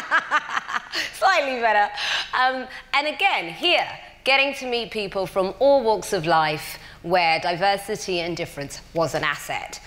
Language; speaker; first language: English; native; English